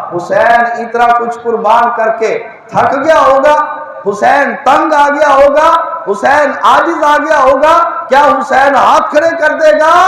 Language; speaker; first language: Urdu; non-native, local second language; Punjabi